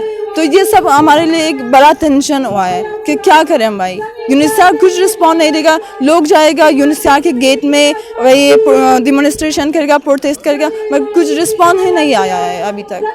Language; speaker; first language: Hindi; non-native, fluent; Persian